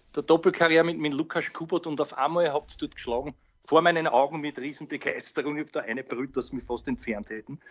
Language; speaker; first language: German; native; German